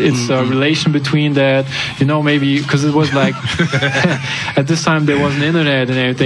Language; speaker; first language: English; non-native, fluent; French